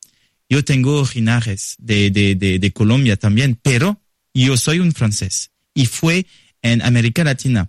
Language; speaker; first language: Spanish; non-native, learner; French